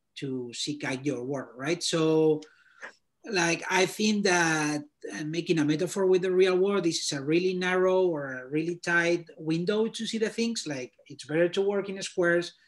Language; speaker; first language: English; non-native, fluent; Spanish